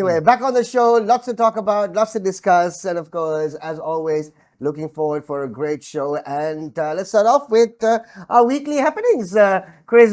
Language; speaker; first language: English; non-native, local second language; Sinhala